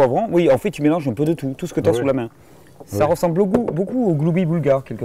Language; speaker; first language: French; native; French